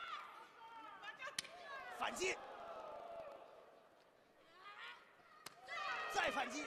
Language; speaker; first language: Chinese; native; Chinese